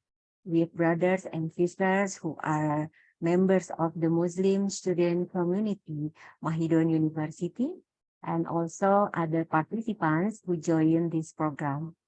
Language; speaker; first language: English; non-native, learner; Indonesian